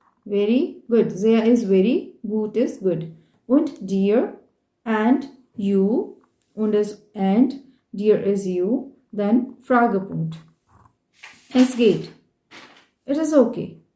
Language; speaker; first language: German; non-native, fluent; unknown